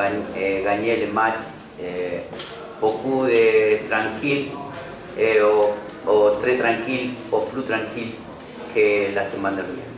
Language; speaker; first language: French; non-native, learner; Spanish